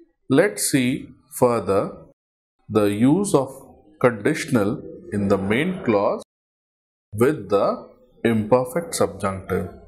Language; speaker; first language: English; non-native, local second language; Hindi